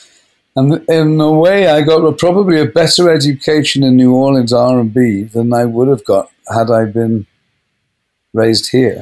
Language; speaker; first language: English; native; English